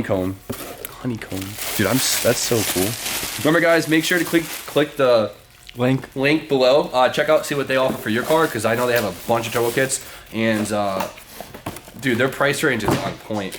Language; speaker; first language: English; native; English